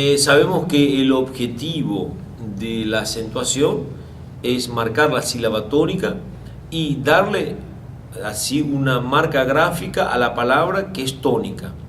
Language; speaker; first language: Spanish; non-native, fluent; Portuguese